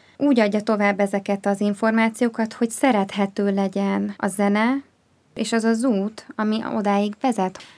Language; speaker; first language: Hungarian; native; Hungarian